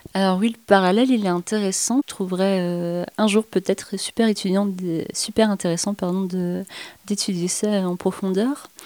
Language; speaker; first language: French; native; French